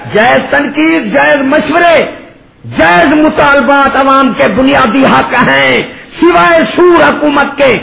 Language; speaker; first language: Urdu; non-native, local second language; Punjabi